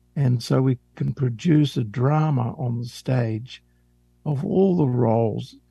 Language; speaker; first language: English; native; English